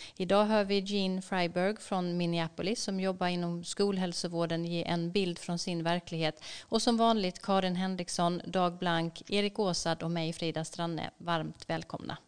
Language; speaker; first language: Swedish; native; Swedish